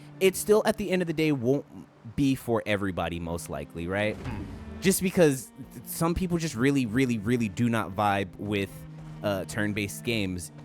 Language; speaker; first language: English; native; English